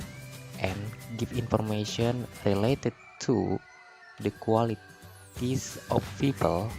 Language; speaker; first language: English; non-native, learner; Indonesian